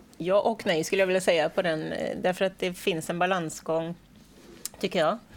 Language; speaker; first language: Swedish; native; Swedish